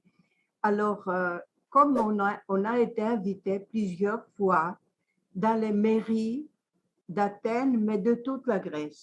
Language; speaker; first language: French; non-native, fluent; Greek